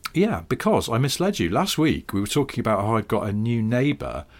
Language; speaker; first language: English; native; English